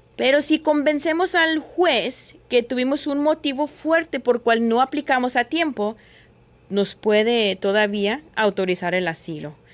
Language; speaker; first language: Spanish; early bilingual, heritage; Spanish